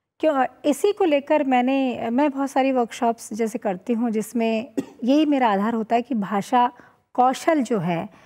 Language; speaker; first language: Hindi; native; Hindi